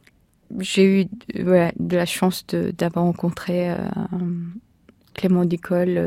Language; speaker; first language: French; non-native, fluent; Korean